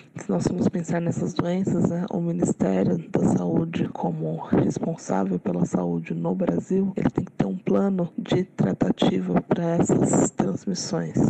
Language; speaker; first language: Portuguese; native; Portuguese